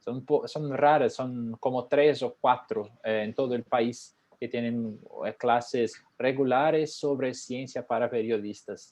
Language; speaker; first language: Spanish; non-native, fluent; Portuguese